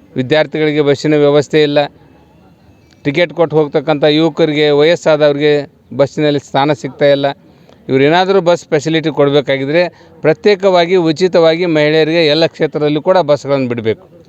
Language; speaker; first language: Kannada; native; Kannada